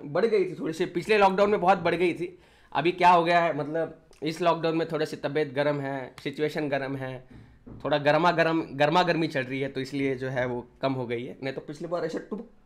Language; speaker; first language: Hindi; non-native, local second language; Marathi